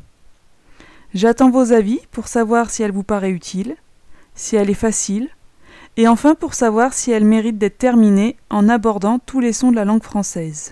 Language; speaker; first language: French; native; French